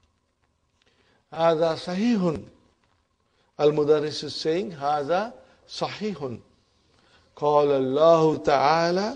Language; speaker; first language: Arabic; non-native, fluent; Urdu